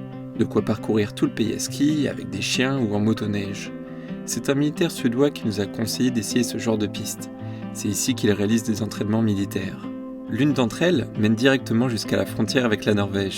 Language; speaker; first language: French; native; French